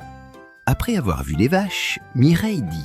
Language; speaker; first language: French; native; French